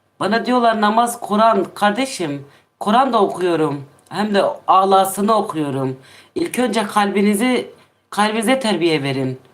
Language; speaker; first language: Turkish; non-native, local second language; Kurdish